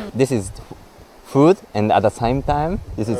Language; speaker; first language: English; non-native, learner; Japanese